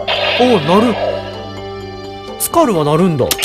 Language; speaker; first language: Japanese; native; Japanese